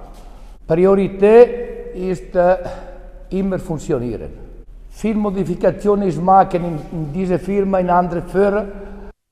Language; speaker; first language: German; non-native, learner; Italian